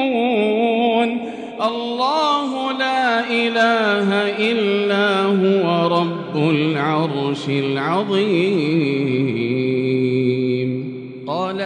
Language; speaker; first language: Arabic; native; Arabic